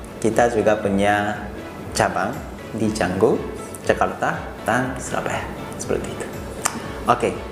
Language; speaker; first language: Indonesian; non-native, fluent; Japanese